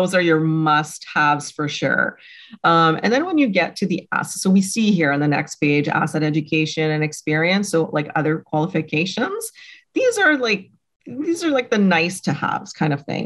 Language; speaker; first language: English; non-native, fluent; French